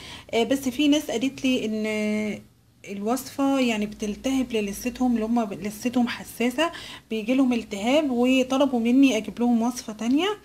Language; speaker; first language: Arabic; native; Arabic